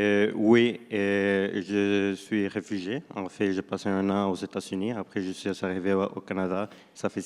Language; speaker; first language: French; non-native, fluent; Spanish